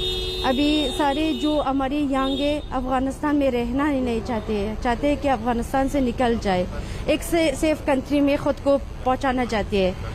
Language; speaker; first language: Hindi; non-native, fluent; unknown